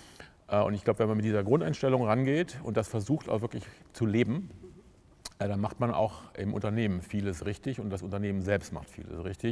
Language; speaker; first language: German; native; German